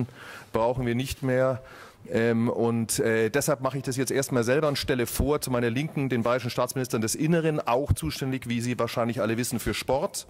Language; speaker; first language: German; native; German